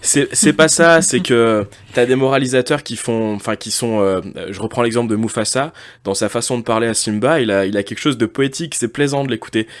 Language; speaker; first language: French; native; French